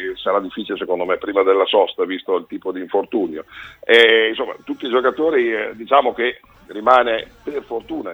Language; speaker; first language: Italian; native; Italian